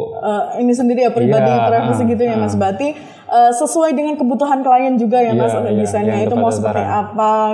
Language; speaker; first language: Indonesian; native; Indonesian